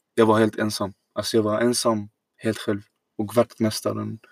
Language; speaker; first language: Swedish; non-native, fluent; Arabic